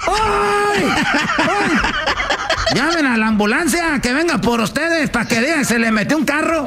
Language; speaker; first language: Spanish; native; Spanish